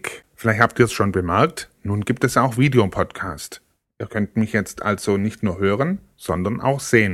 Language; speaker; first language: German; native; German